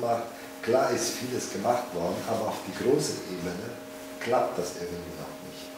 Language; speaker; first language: German; non-native, fluent; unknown